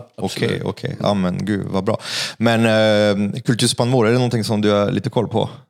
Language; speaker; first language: Swedish; non-native, fluent; French